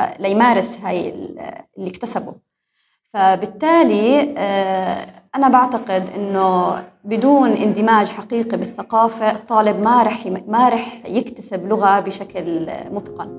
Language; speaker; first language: Arabic; non-native, fluent; Hungarian